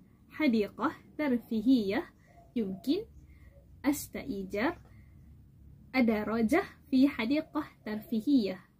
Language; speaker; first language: Arabic; non-native, learner; Malay